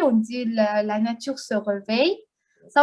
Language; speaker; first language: French; non-native, learner; Azerbaijani